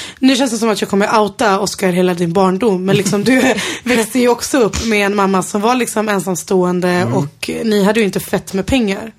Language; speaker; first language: Swedish; early bilingual, other home language; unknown